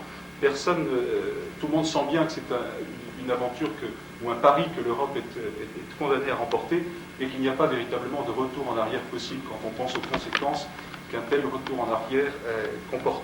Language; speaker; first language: French; native; French